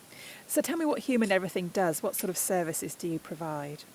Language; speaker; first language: English; native; English